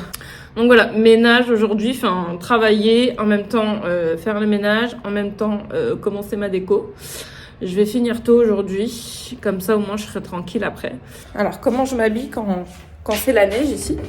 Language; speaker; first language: French; native; French